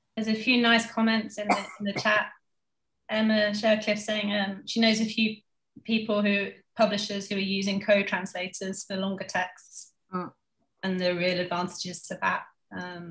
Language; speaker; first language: English; native; English